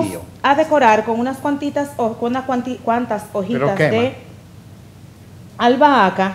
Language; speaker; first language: Spanish; native; Spanish